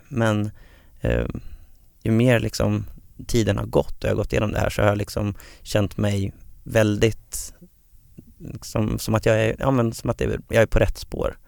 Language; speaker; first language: Swedish; native; Swedish